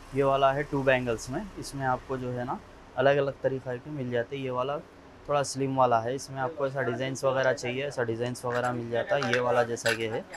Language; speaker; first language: Hindi; non-native, local second language; Urdu